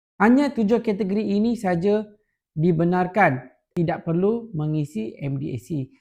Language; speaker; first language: Malay; non-native, local second language; Tamil